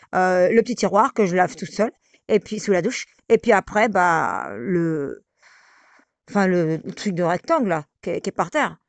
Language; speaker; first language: French; native; French